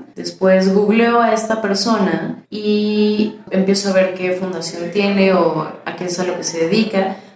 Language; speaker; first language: Spanish; native; Spanish